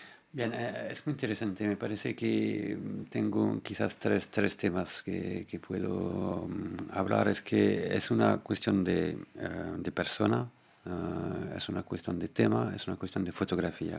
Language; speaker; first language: Spanish; non-native, fluent; French